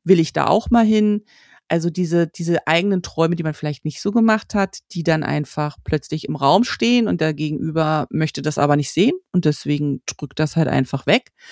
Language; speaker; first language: German; native; German